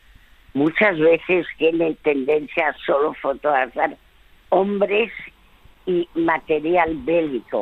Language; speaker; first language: Spanish; early bilingual, other home language; French